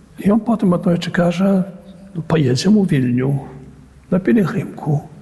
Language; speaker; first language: Belarusian; native; Belarusian